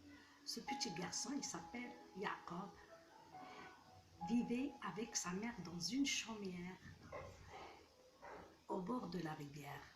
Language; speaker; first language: French; non-native, local second language; Arabic